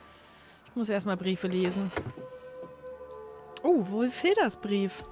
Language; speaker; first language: German; native; German